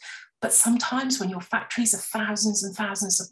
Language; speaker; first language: English; native; English